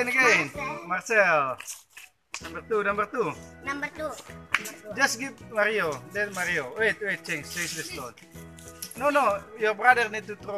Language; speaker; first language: English; non-native, learner; Indonesian